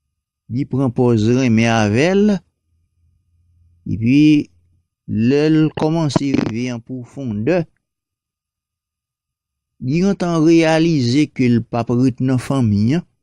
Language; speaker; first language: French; non-native, local second language; Haitian Creole